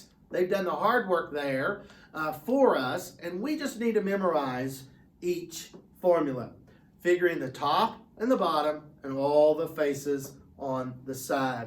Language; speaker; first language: English; native; English